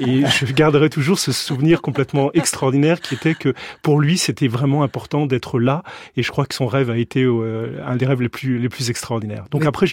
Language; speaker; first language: French; native; French